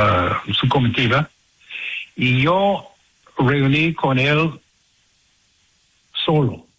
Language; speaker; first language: Spanish; non-native, learner; English